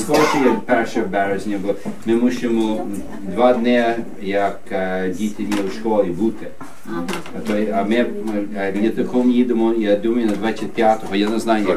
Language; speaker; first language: Ukrainian; native; Ukrainian